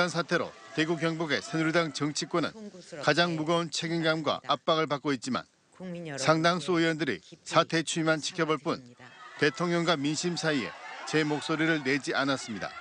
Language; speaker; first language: Korean; native; Korean